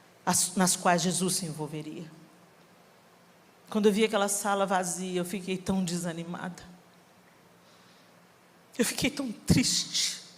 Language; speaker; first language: Portuguese; native; Portuguese